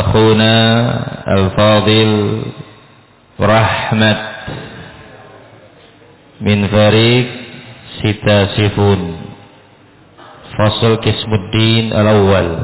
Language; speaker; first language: Arabic; non-native, fluent; Indonesian